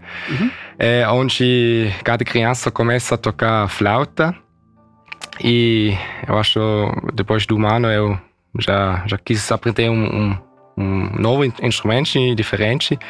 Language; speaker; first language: Portuguese; early bilingual, heritage; German